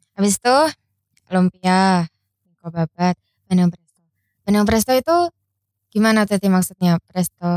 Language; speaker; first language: Indonesian; native; Indonesian